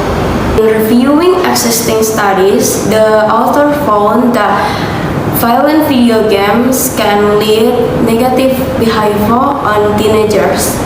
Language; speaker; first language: English; non-native, learner; Indonesian